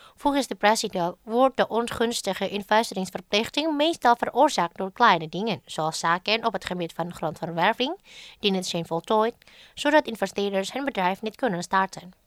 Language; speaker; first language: Dutch; non-native, fluent; Indonesian